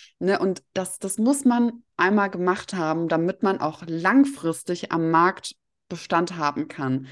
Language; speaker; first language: German; early bilingual, other home language; Russian